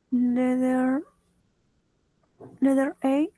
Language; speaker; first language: English; non-native, learner; Spanish